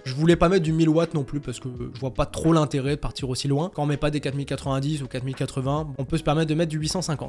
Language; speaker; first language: French; native; French